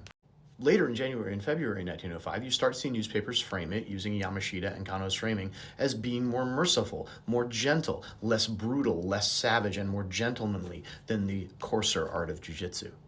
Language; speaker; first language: English; native; English